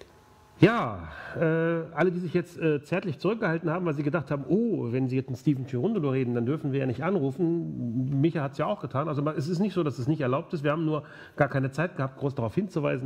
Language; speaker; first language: German; native; German